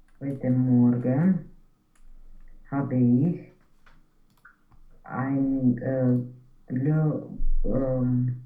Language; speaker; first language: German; non-native, learner; Romanian